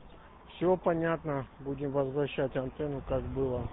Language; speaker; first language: Russian; native; Russian